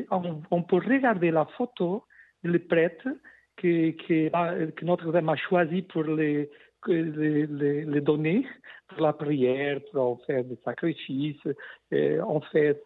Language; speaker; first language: French; non-native, learner; Portuguese